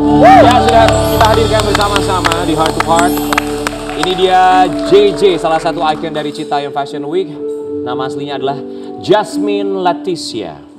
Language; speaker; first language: Indonesian; native; Indonesian